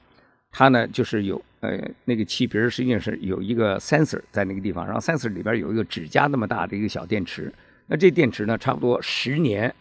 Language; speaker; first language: Chinese; native; Chinese